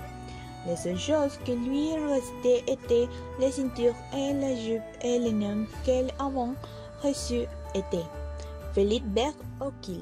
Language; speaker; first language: French; non-native, learner; Spanish